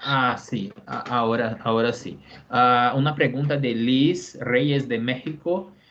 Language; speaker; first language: Spanish; non-native, fluent; Portuguese